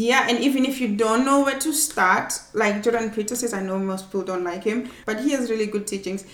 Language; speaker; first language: English; non-native, local second language; Swati